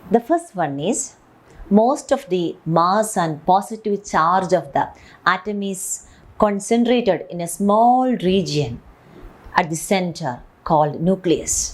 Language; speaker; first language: English; non-native, local second language; Malayalam